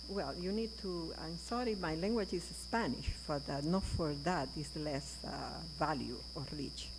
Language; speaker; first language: English; non-native, learner; Spanish